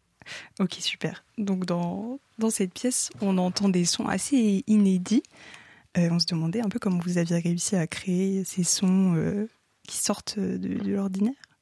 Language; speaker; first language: French; native; French